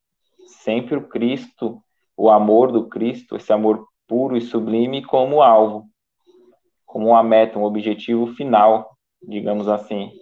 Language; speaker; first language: Portuguese; native; Portuguese